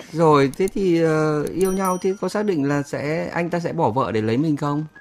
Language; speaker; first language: Vietnamese; native; Vietnamese